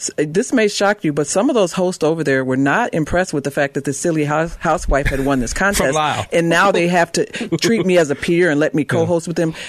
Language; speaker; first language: English; native; English